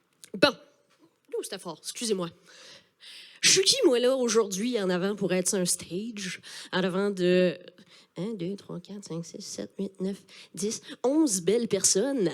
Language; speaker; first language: French; native; French